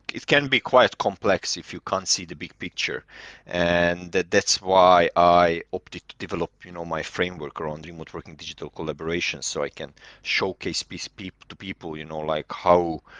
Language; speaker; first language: English; non-native, fluent; Hungarian